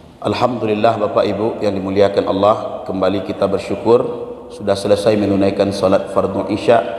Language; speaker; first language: Malay; non-native, local second language; Minangkabau